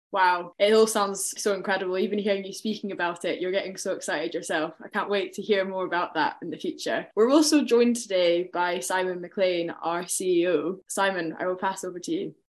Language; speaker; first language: English; native; English